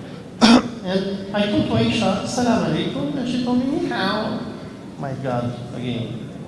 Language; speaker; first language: English; non-native, fluent; Albanian